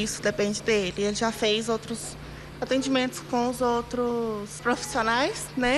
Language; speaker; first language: Portuguese; native; Portuguese